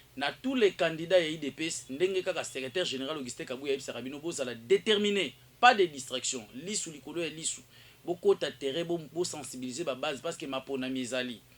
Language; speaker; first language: Lingala; native; Lingala